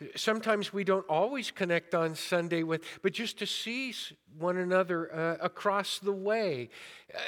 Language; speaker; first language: English; native; English